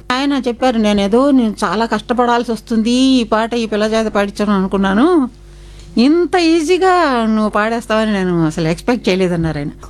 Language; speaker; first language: Telugu; native; Telugu